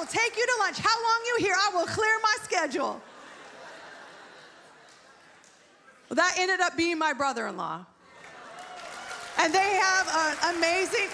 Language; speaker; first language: English; native; English